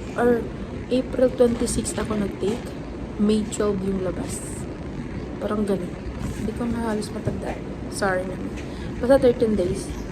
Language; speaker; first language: Filipino; native; Filipino